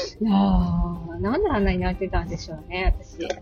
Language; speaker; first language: Japanese; native; Japanese